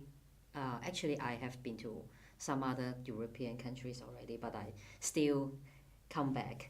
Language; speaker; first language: English; non-native, fluent; Cantonese